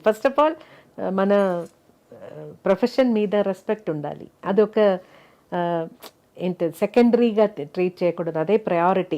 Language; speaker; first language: Telugu; non-native, local second language; Malayalam